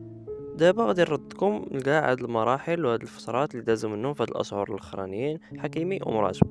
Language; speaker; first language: Arabic; native; Arabic